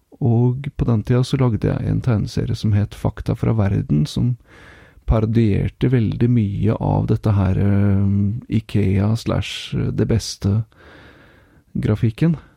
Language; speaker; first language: Norwegian; native; Norwegian